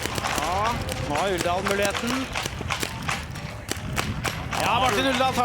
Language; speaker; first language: Norwegian; native; Norwegian